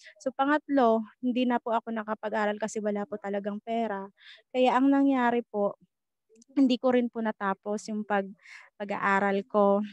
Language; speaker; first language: Filipino; non-native, local second language; Bikol